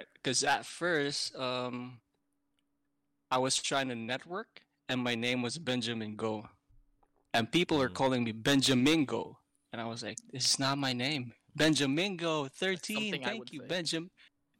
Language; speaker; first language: English; non-native, local second language; Filipino